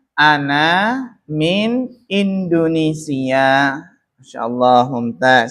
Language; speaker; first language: Arabic; non-native, fluent; Indonesian